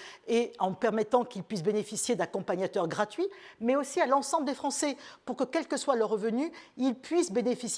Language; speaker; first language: French; native; French